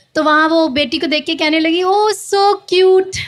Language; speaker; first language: Hindi; native; Hindi